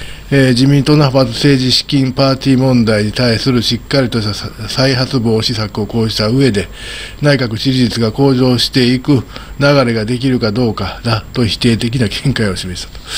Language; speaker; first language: Japanese; native; Japanese